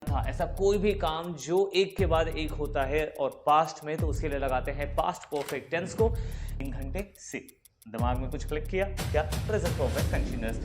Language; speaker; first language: Hindi; native; Hindi